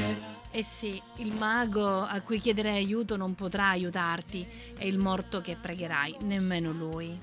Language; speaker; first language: Italian; native; Italian